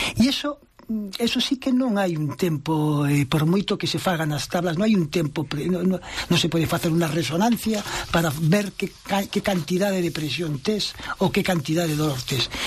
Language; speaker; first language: Galician; non-native, local second language; Spanish